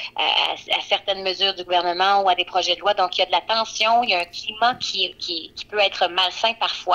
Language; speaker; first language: French; native; French